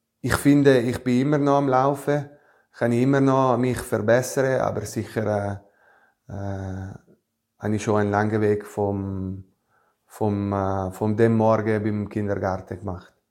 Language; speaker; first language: German; non-native, fluent; Italian